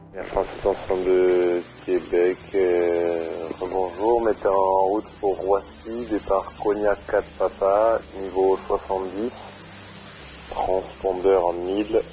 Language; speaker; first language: French; native; French